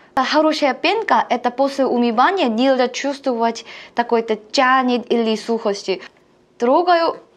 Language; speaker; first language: Russian; non-native, learner; Korean